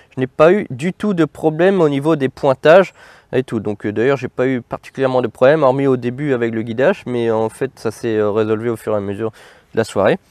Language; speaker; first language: French; native; French